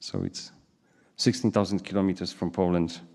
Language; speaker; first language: English; non-native, fluent; Polish